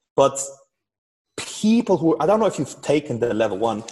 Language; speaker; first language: English; non-native, fluent; German